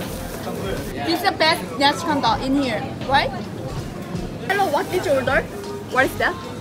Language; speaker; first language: English; non-native, learner; Korean